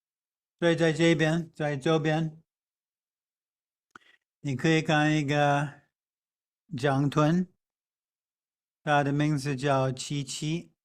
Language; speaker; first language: Chinese; non-native, fluent; English